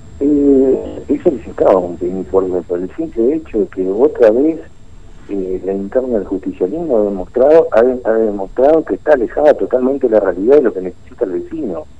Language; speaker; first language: Spanish; native; Spanish